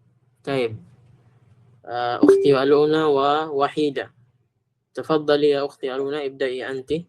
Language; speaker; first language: Arabic; non-native, fluent; Filipino